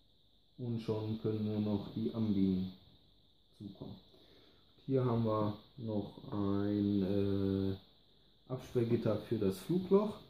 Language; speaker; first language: German; native; German